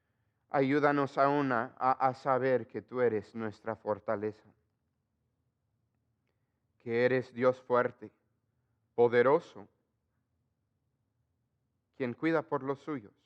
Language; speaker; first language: Spanish; non-native, fluent; English